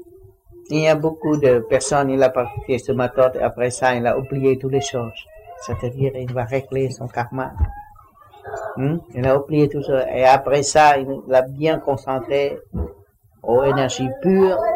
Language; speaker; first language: French; non-native, learner; Vietnamese